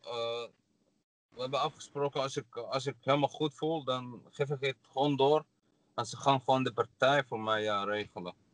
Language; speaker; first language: Dutch; non-native, learner; Arabic